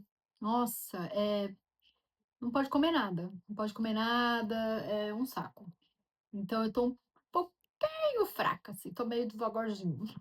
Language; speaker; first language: Portuguese; native; Portuguese